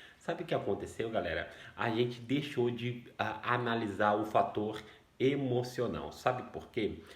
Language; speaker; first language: Portuguese; native; Portuguese